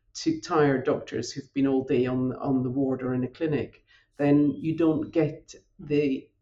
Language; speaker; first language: English; native; English